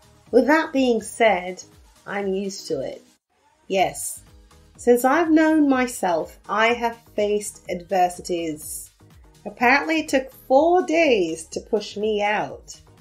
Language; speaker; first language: English; native; English